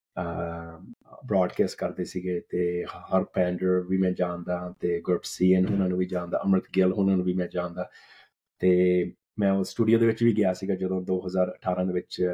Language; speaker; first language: Punjabi; early bilingual, heritage; Punjabi